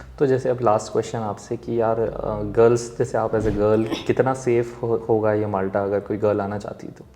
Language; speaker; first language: Hindi; native; Hindi